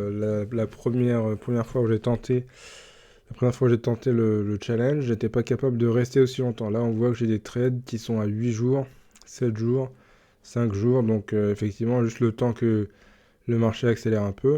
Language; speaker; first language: French; native; French